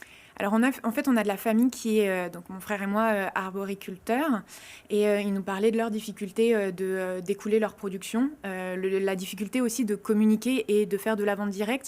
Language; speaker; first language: French; native; French